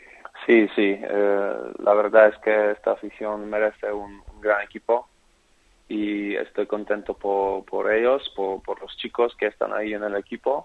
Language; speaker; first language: Spanish; non-native, fluent; Polish